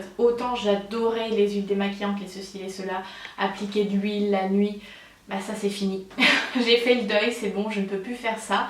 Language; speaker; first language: French; native; French